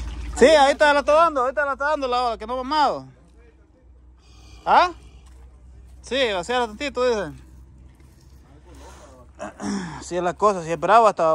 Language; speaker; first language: Spanish; native; Spanish